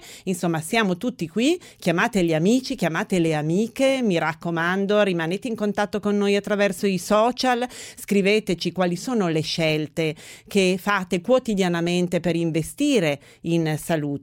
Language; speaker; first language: Italian; native; Italian